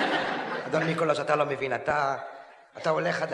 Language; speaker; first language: Hebrew; native; Hebrew